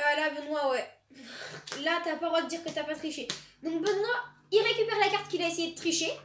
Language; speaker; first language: French; native; French